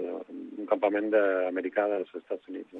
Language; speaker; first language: Catalan; non-native, local second language; Spanish